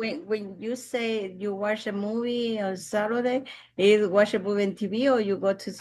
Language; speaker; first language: English; non-native, learner; Spanish